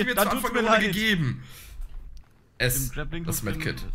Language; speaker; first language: German; native; German